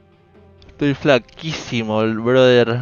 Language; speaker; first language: Spanish; native; Spanish